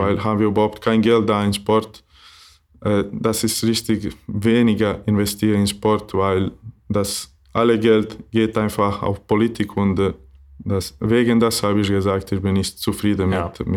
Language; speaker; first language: German; non-native, learner; Bosnian